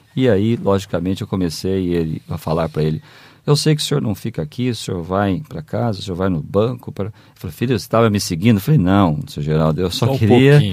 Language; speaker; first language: Portuguese; native; Portuguese